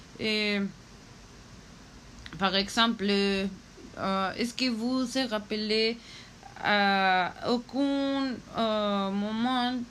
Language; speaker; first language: French; non-native, learner; Spanish